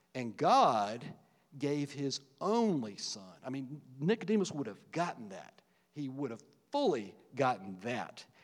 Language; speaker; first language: English; native; English